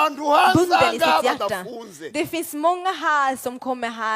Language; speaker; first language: Swedish; non-native, fluent; Kinyarwanda